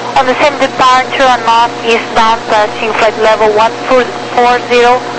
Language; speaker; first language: English; non-native, learner; Portuguese